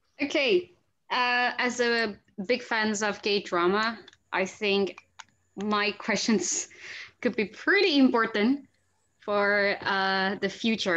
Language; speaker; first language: English; non-native, fluent; Indonesian